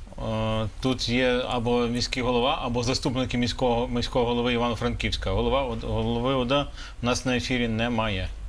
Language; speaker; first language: Ukrainian; native; Ukrainian